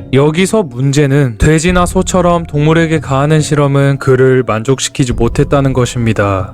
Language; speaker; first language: Korean; native; Korean